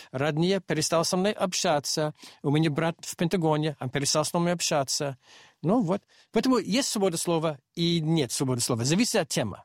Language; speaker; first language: Russian; non-native, fluent; English